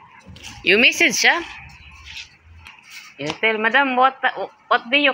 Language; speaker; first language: English; non-native, learner; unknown